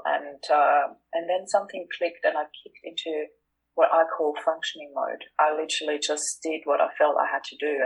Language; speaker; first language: English; non-native, fluent; German